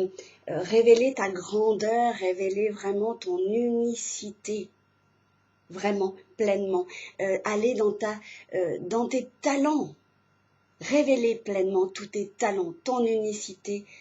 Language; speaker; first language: French; native; French